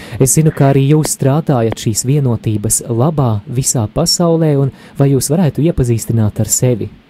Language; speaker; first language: Latvian; native; Latvian